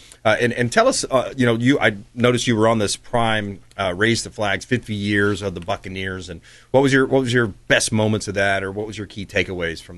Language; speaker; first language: English; native; English